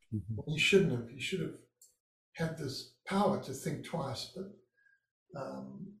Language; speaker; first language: English; native; English